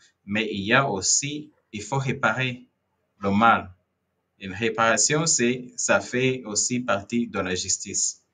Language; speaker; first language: French; non-native, fluent; Kinyarwanda